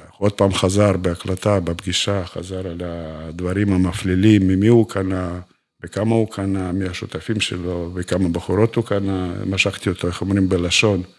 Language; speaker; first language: Hebrew; non-native, fluent; Russian